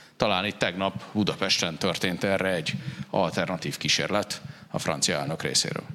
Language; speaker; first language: Hungarian; native; Hungarian